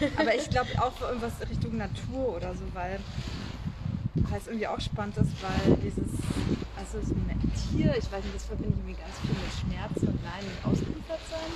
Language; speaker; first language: German; native; German